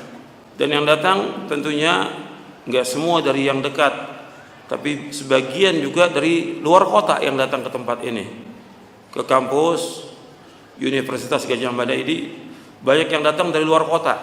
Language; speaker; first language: Indonesian; native; Indonesian